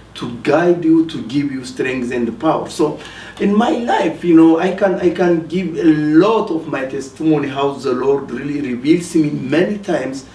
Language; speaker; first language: English; non-native, fluent; Amharic